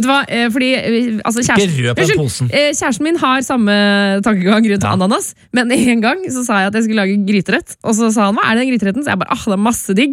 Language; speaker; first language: Norwegian; native; Norwegian